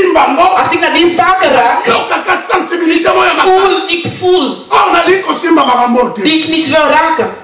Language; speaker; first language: Dutch; non-native, learner; Lingala